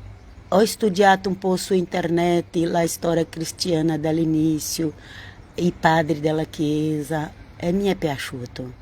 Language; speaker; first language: Italian; non-native, learner; Portuguese